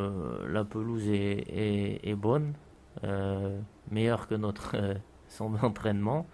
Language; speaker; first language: French; native; French